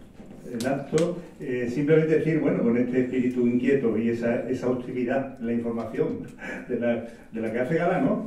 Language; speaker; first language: Spanish; native; Spanish